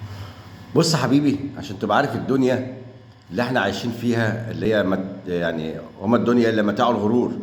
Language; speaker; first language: Arabic; native; Arabic